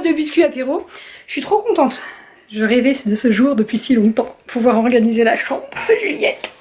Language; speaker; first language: French; native; French